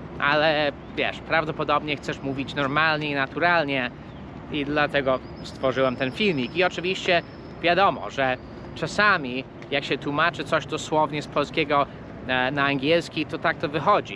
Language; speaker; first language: Polish; non-native, fluent; English